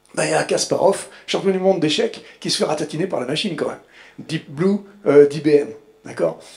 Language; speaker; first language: French; native; French